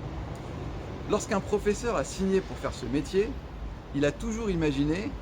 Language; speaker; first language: French; native; French